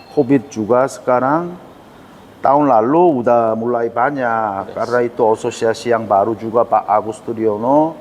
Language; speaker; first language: Indonesian; non-native, learner; Korean